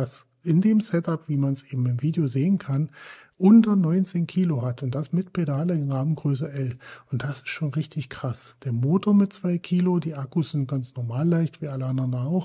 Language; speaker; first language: German; native; German